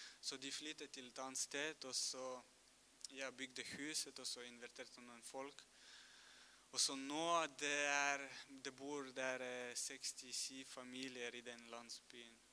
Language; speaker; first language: Norwegian; non-native, fluent; Russian